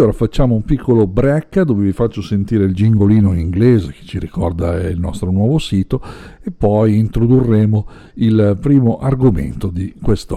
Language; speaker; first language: Italian; native; Italian